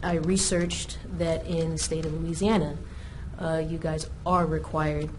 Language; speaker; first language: English; native; English